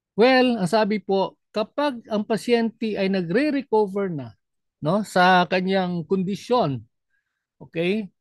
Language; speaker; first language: Filipino; non-native, local second language; Cebuano